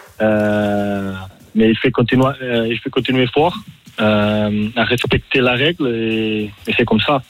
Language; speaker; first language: French; non-native, learner; Portuguese